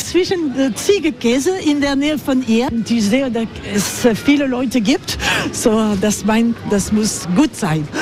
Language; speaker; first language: German; non-native, learner; French